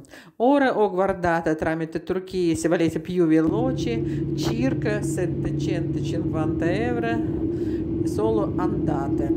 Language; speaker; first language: Italian; non-native, learner; Russian